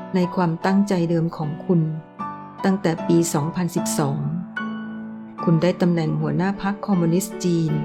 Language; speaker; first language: Thai; non-native, fluent; Chinese